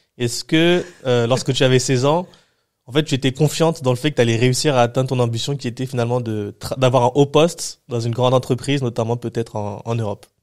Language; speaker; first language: French; native; French